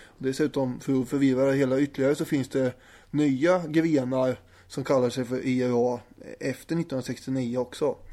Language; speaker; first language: Swedish; native; Swedish